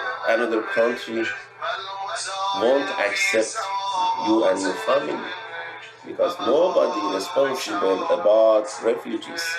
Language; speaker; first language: English; non-native, learner; Persian